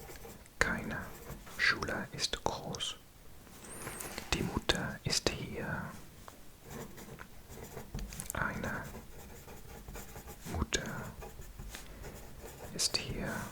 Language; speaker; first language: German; non-native, learner; Welsh